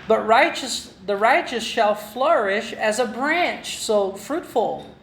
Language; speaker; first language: English; non-native, local second language; Filipino